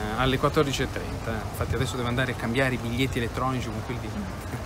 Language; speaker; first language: Italian; native; Italian